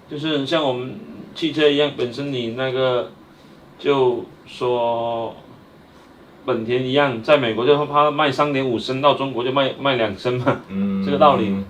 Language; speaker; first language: Chinese; native; Chinese